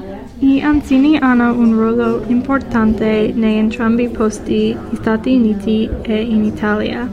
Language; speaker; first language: Italian; non-native, learner; English